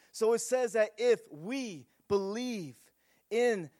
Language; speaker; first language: English; native; English